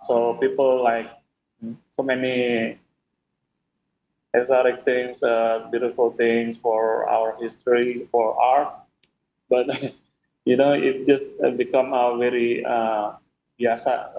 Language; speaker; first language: English; non-native, fluent; Indonesian